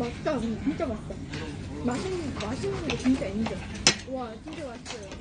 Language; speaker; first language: Korean; non-native, fluent; Japanese